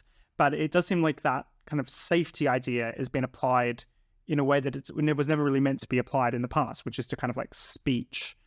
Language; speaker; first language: English; native; English